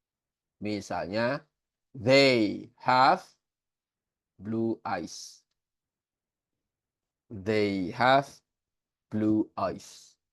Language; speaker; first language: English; non-native, fluent; Indonesian